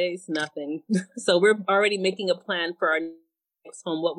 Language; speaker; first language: English; native; English